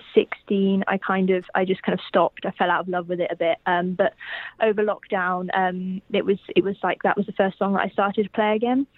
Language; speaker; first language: English; native; English